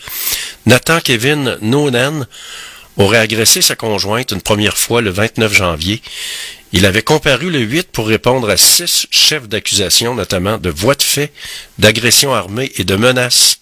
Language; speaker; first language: French; native; French